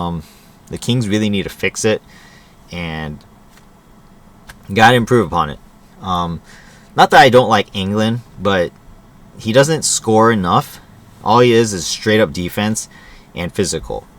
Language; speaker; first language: English; native; English